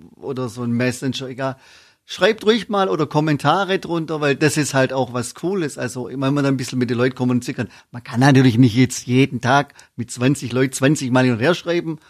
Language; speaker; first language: German; native; German